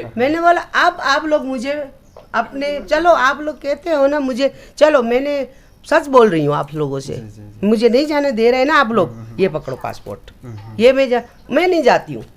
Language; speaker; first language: Urdu; early bilingual, other home language; Nepali